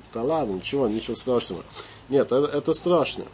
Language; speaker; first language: Russian; non-native, fluent; English